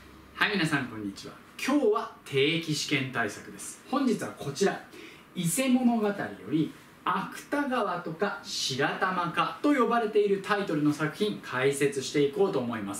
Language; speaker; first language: Japanese; native; Japanese